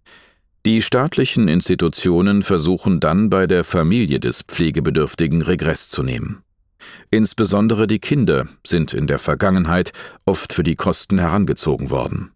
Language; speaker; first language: German; native; German